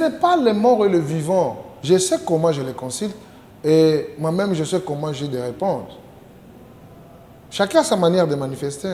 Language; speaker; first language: French; non-native, local second language; Lingala